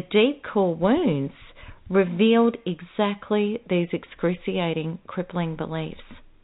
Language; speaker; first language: English; native; English